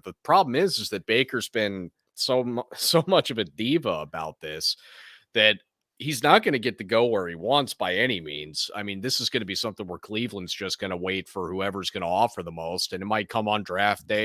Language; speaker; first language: English; native; English